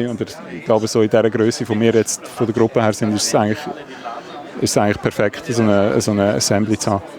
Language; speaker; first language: German; native; German